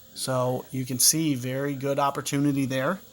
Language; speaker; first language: English; native; English